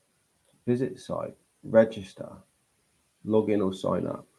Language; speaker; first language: English; native; English